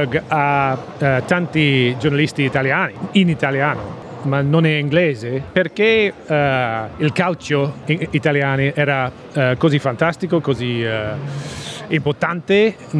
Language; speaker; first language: Italian; non-native, learner; English